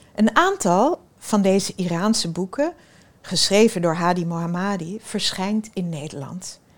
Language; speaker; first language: Dutch; early bilingual, other home language; Swedish